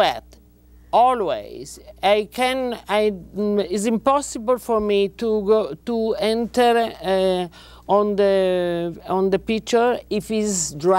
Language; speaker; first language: English; non-native, learner; Italian